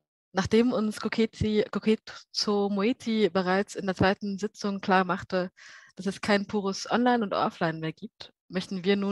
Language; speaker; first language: German; native; German